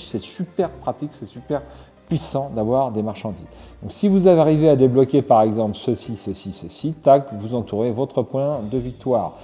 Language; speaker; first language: French; native; French